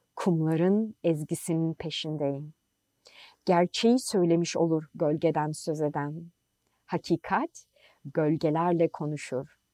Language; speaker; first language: English; non-native, fluent; Turkish